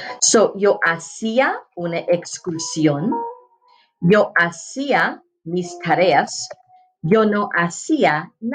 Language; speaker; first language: Spanish; non-native, fluent; English